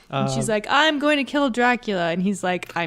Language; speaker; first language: English; native; English